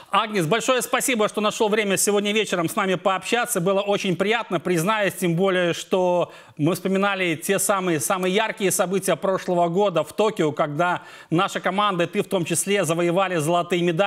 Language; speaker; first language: Russian; native; Russian